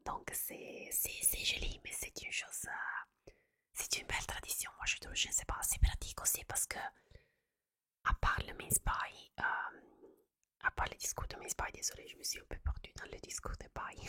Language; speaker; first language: French; non-native, fluent; Italian